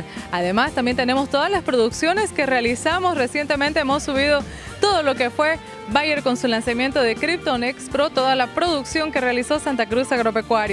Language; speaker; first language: Spanish; native; Spanish